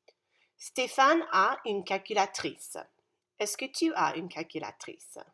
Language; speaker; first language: French; non-native, fluent; English